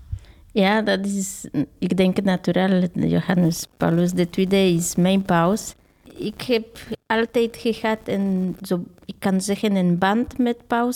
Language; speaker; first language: Dutch; non-native, fluent; Polish